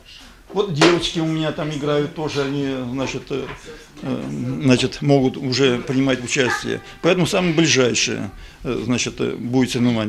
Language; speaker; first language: Russian; native; Russian